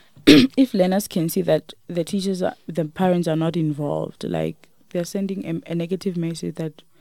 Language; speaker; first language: English; non-native, local second language; Northern Sotho